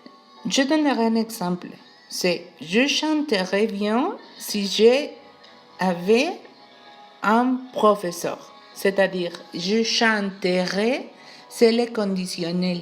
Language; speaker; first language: French; non-native, learner; Spanish